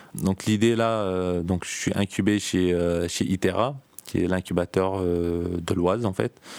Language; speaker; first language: French; early bilingual, other home language; Turkish